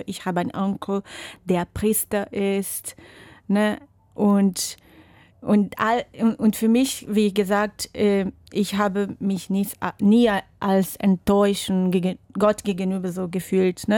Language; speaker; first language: German; non-native, fluent; Portuguese